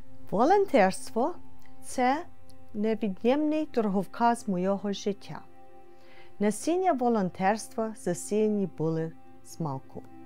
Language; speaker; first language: Ukrainian; early bilingual, heritage; Ukrainian